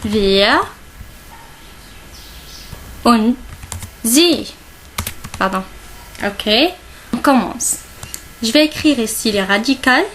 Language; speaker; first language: French; non-native, local second language; Arabic